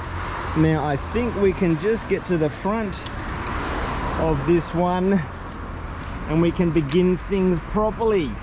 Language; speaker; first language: English; native; English